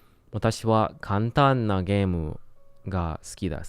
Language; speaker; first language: Japanese; non-native, learner; English